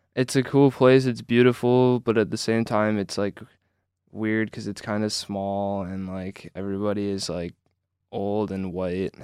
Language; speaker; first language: English; native; English